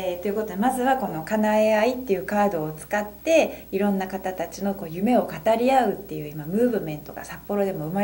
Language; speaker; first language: Japanese; native; Japanese